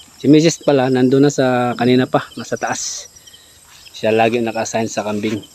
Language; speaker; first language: Filipino; non-native, local second language; Cebuano